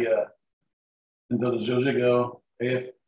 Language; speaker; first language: Spanish; non-native, learner; English